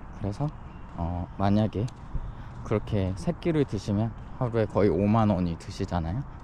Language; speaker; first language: Korean; native; Korean